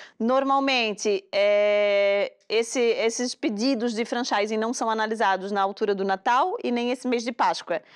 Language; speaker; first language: Portuguese; native; Portuguese